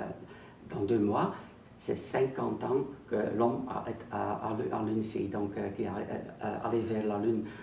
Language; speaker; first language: French; non-native, local second language; Dutch